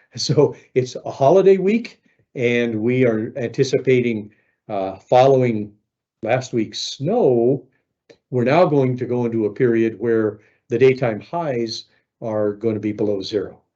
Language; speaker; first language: English; native; English